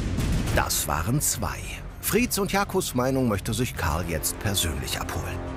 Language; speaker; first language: German; native; German